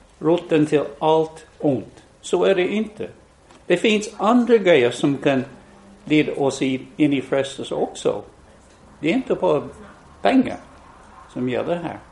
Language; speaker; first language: Swedish; non-native, fluent; English